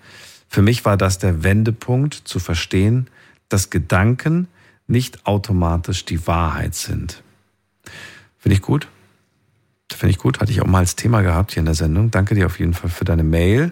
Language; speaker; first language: German; native; German